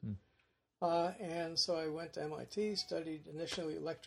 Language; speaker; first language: English; native; English